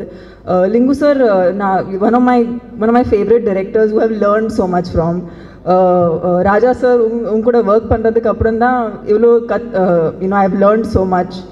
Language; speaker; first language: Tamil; non-native, learner; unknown